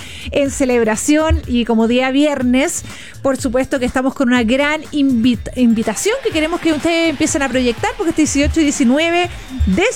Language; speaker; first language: Spanish; native; Spanish